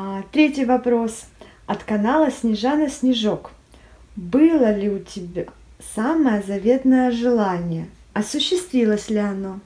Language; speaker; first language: Russian; native; Russian